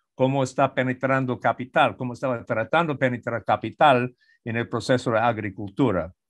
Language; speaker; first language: Spanish; non-native, fluent; English